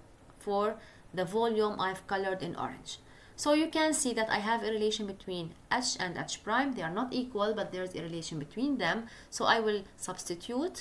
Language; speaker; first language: English; non-native, local second language; Arabic